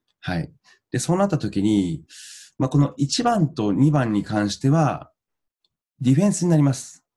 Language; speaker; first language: Japanese; native; Japanese